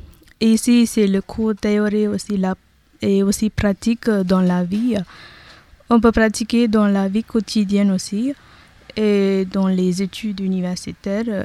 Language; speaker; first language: French; non-native, learner; Tamil